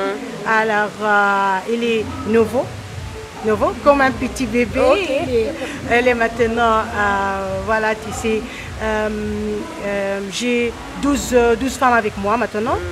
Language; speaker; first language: French; non-native, local second language; Arabic